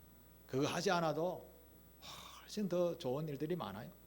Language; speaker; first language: Korean; native; Korean